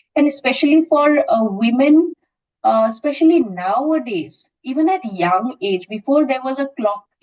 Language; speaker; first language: English; non-native, local second language; Assamese